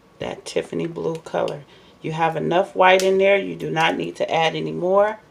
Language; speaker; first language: English; native; English